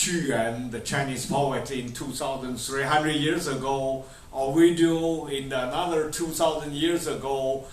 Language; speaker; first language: English; non-native, fluent; Chinese